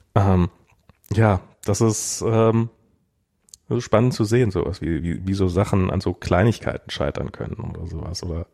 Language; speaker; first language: German; native; German